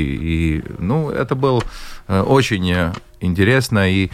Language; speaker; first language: Russian; non-native, local second language; Latvian